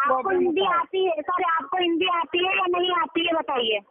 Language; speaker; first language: Hindi; native; Hindi